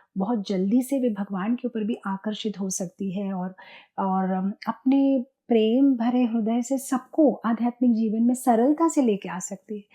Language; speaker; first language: Hindi; non-native, local second language; Gujarati